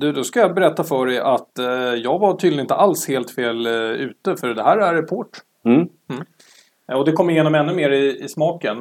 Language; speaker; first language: Swedish; native; Swedish